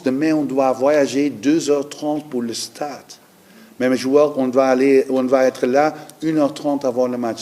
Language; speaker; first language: French; non-native, learner; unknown